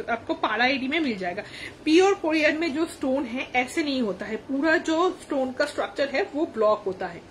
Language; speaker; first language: Hindi; non-native, local second language; Bangla